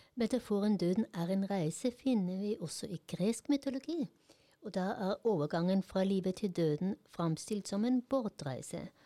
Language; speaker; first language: Norwegian; non-native, fluent; German